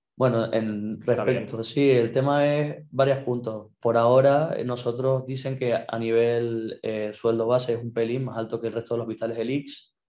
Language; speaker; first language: Spanish; native; Spanish